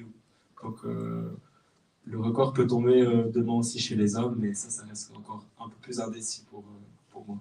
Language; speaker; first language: French; native; French